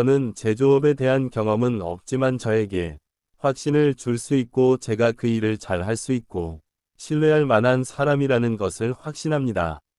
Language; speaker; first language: Korean; non-native, learner; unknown